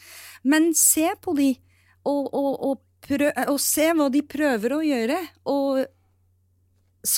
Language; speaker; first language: Norwegian; non-native, fluent; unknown